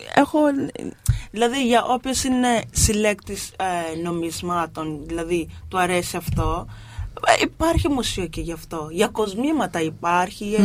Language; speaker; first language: Greek; non-native, fluent; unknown